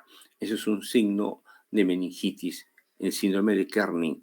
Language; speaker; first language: Spanish; native; Spanish